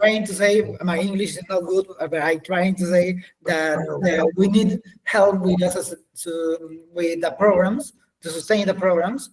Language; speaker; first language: English; non-native, learner; Spanish